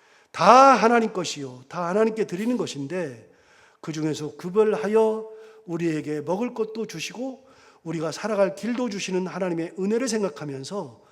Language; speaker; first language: Korean; native; Korean